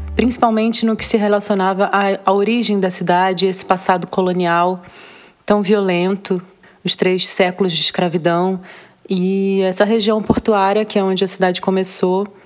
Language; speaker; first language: Portuguese; native; Portuguese